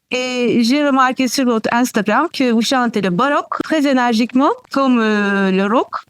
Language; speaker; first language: French; non-native, fluent; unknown